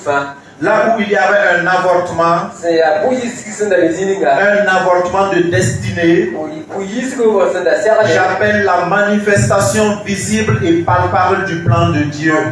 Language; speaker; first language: French; non-native, local second language; Mossi